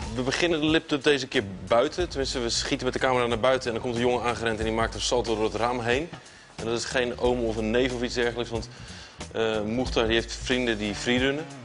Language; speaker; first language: Dutch; native; Dutch